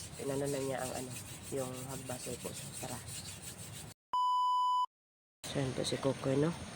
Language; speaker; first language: Filipino; non-native, local second language; Cebuano